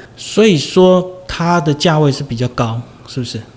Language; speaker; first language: Chinese; native; Chinese